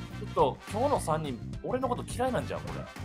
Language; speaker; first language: Japanese; native; Japanese